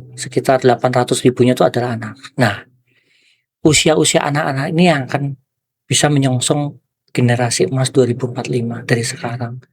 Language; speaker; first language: Indonesian; native; Indonesian